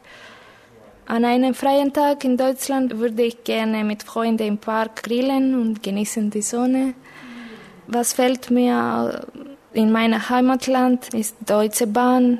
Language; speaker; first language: German; non-native, learner; Greek